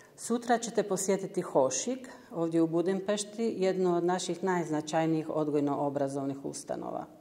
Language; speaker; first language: Croatian; early bilingual, heritage; Croatian